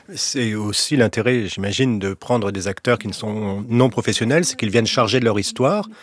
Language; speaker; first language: French; native; French